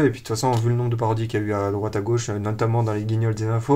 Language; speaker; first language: French; native; French